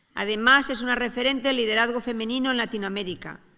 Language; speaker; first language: Spanish; non-native, local second language; Catalan